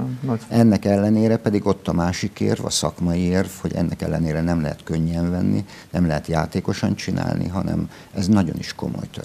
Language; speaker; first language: Hungarian; native; Hungarian